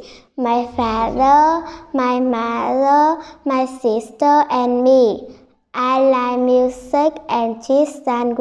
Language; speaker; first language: English; non-native, learner; Vietnamese